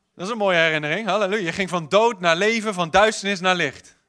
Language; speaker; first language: Dutch; native; Dutch